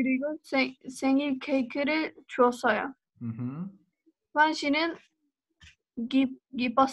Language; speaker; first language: Korean; non-native, learner; Spanish